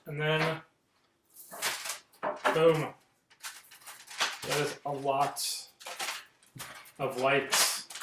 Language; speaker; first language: English; native; English